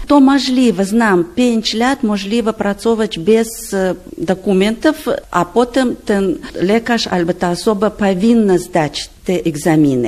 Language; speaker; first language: Polish; non-native, learner; Russian